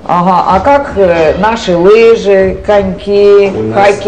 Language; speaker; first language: Russian; native; Russian